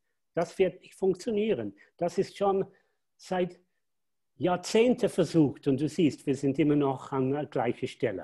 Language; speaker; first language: German; non-native, fluent; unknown